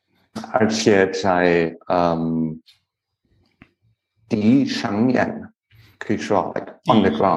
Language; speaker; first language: Chinese; non-native, learner; English